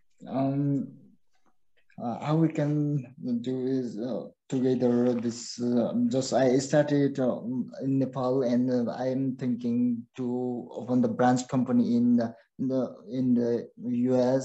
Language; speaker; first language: English; non-native, learner; Sherpa